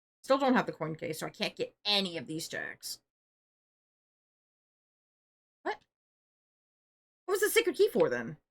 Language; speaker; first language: English; native; English